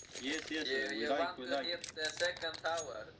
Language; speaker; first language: English; non-native, learner; Swedish